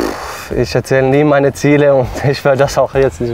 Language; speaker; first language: German; non-native, fluent; Swedish